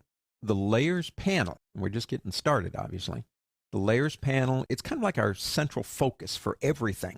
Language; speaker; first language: English; native; English